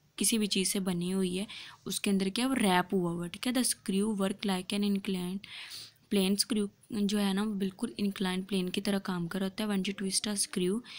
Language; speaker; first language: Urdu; non-native, local second language; Punjabi